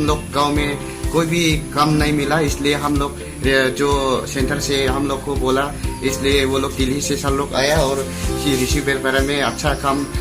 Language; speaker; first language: Hindi; non-native, local second language; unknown